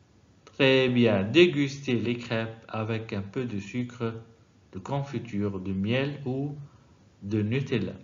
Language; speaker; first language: French; non-native, fluent; Arabic